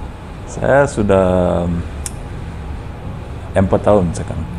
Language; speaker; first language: Indonesian; non-native, fluent; Fijian